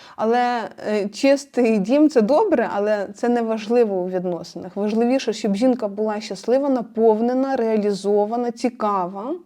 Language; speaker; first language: Ukrainian; non-native, local second language; Russian